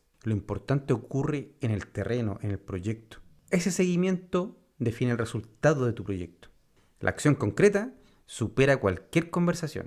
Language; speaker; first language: Spanish; native; Spanish